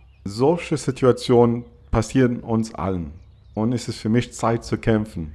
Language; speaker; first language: German; non-native, fluent; English